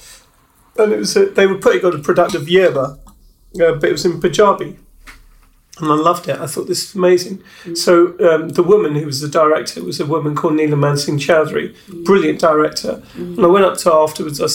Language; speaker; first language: English; native; English